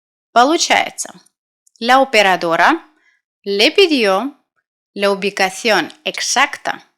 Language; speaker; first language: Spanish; non-native, fluent; Russian